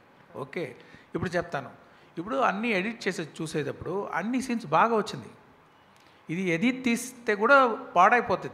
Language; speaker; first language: Telugu; non-native, local second language; Tamil